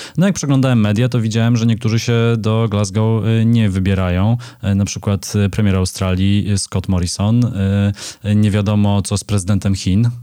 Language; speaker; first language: Polish; native; Polish